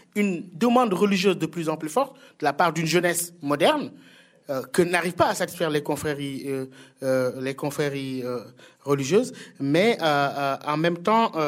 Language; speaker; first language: French; non-native, local second language; Wolof